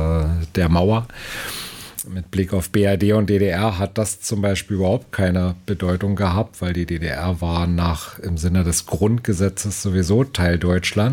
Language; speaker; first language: German; native; German